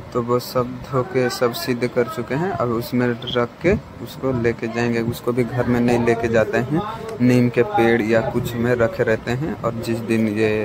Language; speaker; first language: Hindi; non-native, local second language; Odia